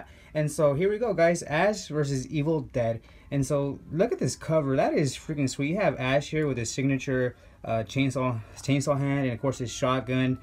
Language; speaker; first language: English; native; English